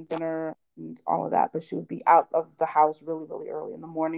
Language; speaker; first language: English; early bilingual, other home language; Haitian Creole